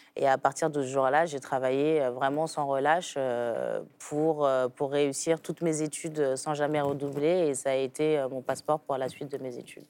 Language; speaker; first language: French; early bilingual, other home language; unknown